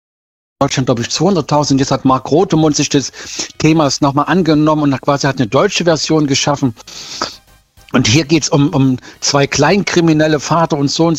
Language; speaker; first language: German; native; German